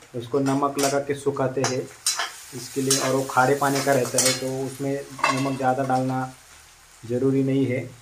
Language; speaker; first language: Hindi; non-native, local second language; Marathi